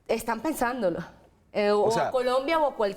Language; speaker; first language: Spanish; native; Spanish